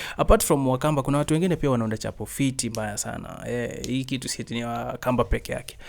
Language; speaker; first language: Swahili; native; Swahili